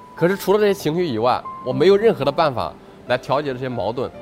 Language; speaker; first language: Chinese; native; Chinese